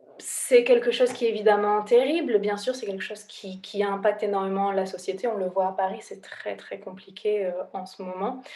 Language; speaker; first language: French; native; French